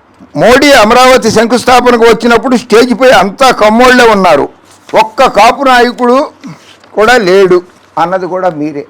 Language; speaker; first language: Telugu; native; Telugu